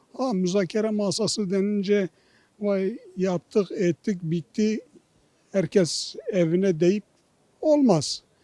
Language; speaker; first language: Turkish; non-native, local second language; Kurdish